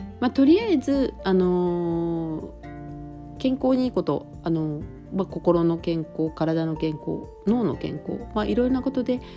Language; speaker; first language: Japanese; native; Japanese